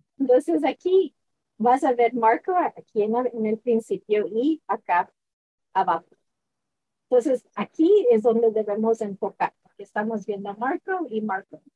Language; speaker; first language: Spanish; early bilingual, heritage; Spanish